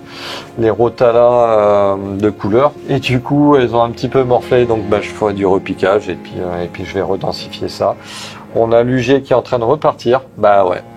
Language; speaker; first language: French; native; French